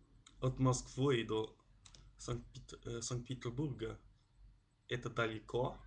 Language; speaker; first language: Russian; non-native, learner; Dutch